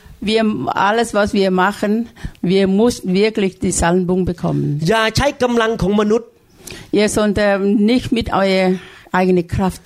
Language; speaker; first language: German; non-native, learner; Thai